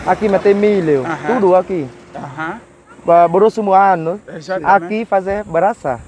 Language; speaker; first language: Portuguese; non-native, learner; Vietnamese